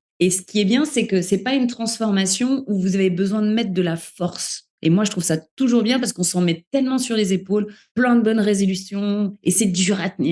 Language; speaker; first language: French; native; French